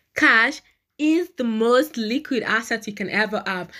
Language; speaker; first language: English; non-native, local second language; Yoruba